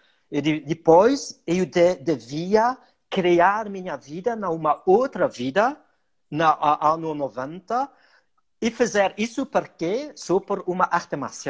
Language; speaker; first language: Portuguese; non-native, learner; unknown